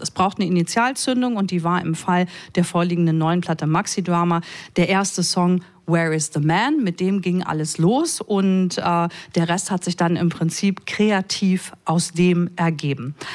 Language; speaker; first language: German; native; German